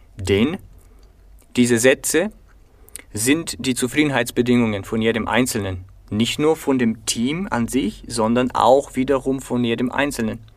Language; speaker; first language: German; non-native, fluent; Bulgarian